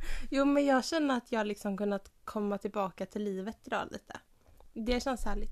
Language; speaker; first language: Swedish; native; Swedish